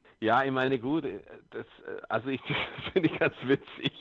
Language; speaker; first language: German; native; German